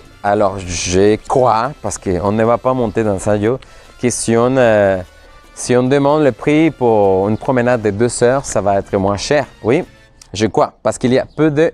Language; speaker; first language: French; non-native, fluent; Spanish